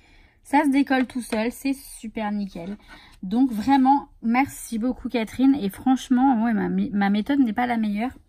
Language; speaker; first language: French; native; French